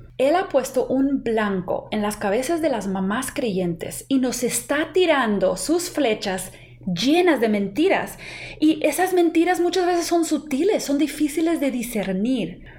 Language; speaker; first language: Spanish; non-native, fluent; English